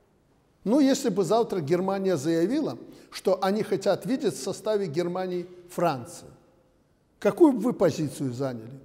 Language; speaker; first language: Russian; native; Russian